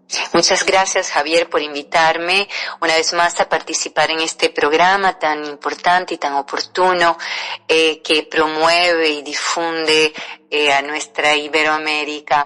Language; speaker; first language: Spanish; non-native, fluent; Portuguese